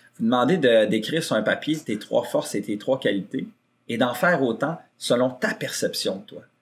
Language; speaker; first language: French; native; French